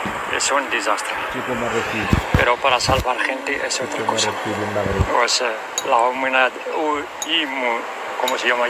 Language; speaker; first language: Spanish; non-native, learner; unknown